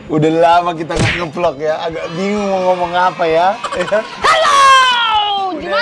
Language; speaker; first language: Indonesian; native; Indonesian